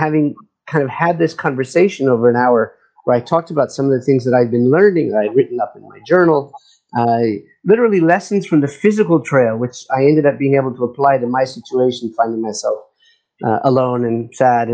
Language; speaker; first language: English; native; English